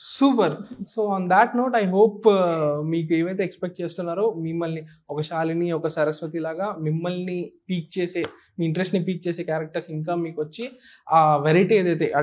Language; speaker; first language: Telugu; native; Telugu